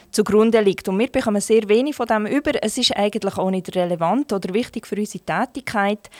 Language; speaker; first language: German; non-native, fluent; Turkish